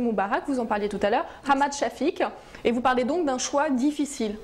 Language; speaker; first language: French; native; French